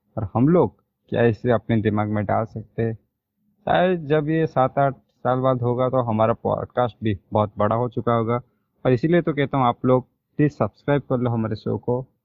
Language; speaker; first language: Hindi; native; Hindi